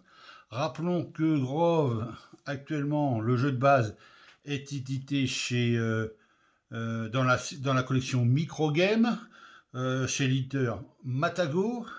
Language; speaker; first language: French; native; French